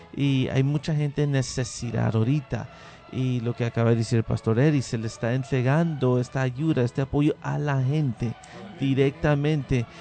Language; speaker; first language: Spanish; early bilingual, heritage; Spanish